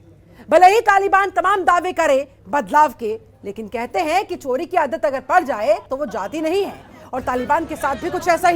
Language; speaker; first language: Hindi; native; Hindi